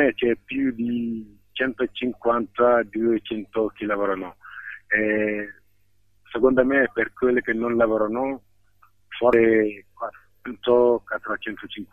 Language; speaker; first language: Italian; non-native, fluent; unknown